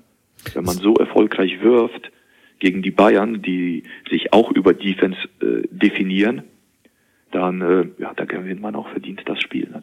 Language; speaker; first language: German; native; German